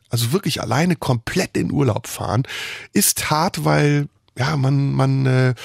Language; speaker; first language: German; early bilingual, other home language; Turkish